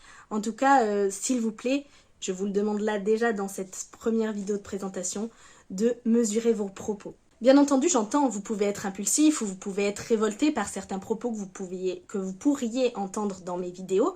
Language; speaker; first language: French; native; French